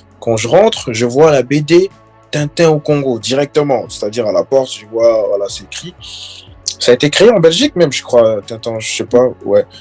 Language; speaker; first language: French; non-native, local second language; Lingala